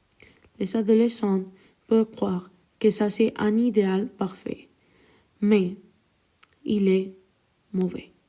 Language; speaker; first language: French; non-native, learner; Spanish